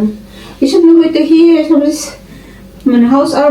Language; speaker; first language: German; non-native, learner; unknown